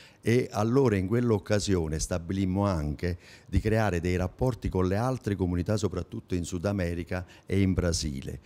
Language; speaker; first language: Italian; native; Italian